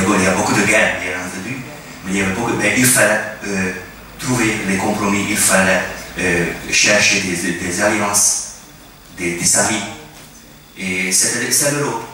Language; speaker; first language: French; non-native, fluent; Hungarian